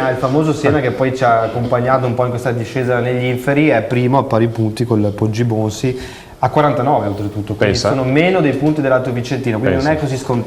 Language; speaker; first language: Italian; native; Italian